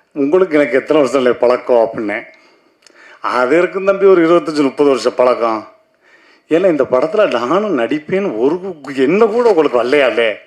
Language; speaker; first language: Tamil; native; Tamil